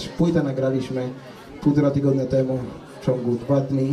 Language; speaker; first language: Polish; non-native, fluent; Spanish